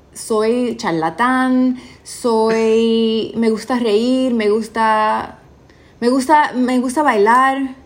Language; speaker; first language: Spanish; early bilingual, other home language; English